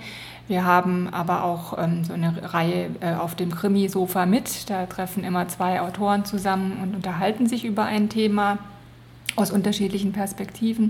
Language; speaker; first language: German; native; German